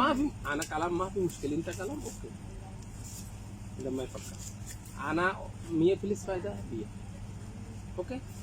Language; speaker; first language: Arabic; non-native, learner; Bangla